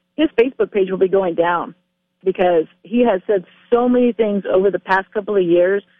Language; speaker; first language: English; early bilingual, other home language; Spanish